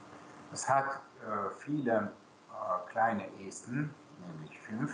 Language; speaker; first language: German; non-native, local second language; Hungarian